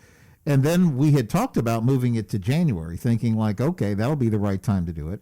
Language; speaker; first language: English; native; English